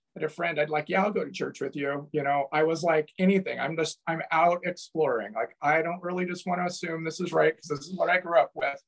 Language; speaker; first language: English; native; English